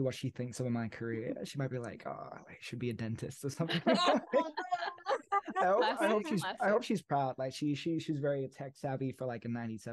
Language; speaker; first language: English; native; English